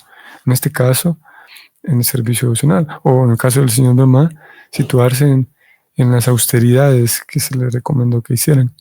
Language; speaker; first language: Spanish; native; Spanish